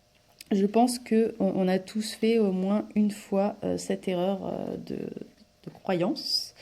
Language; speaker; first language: French; native; French